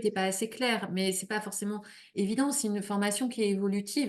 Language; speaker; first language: French; native; French